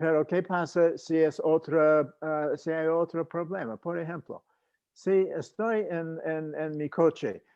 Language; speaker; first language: Spanish; non-native, fluent; English